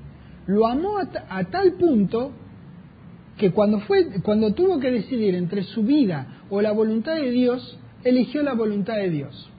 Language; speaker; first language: Spanish; native; Spanish